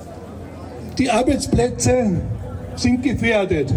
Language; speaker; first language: German; native; German